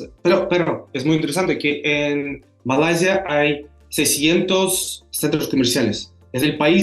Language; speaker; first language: Spanish; non-native, fluent; Russian